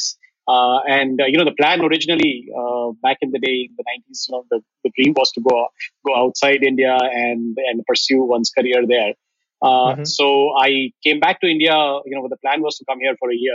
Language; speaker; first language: English; non-native, local second language; Hindi